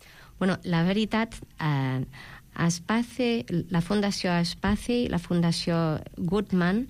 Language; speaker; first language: Catalan; non-native, fluent; English